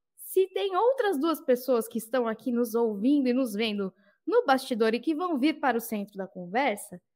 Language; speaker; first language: Portuguese; native; Portuguese